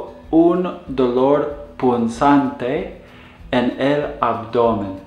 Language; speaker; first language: Spanish; non-native, fluent; English